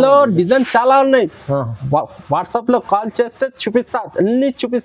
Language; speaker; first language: Telugu; non-native, local second language; Urdu